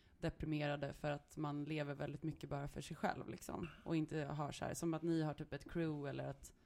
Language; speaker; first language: Swedish; early bilingual, other home language; Serbian